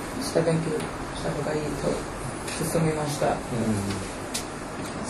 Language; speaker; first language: Japanese; non-native, learner; English